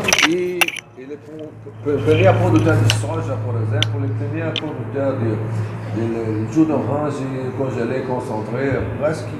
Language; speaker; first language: French; non-native, fluent; Portuguese